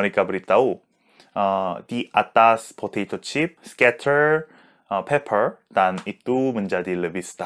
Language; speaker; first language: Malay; non-native, learner; Korean